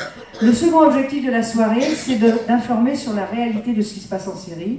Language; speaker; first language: French; native; French